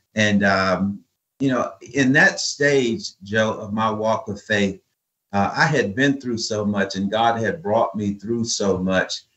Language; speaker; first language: English; native; English